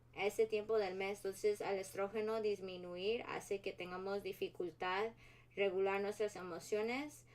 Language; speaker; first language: Spanish; early bilingual, heritage; Spanish